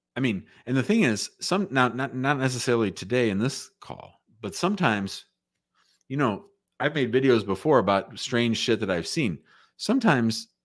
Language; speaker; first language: English; native; English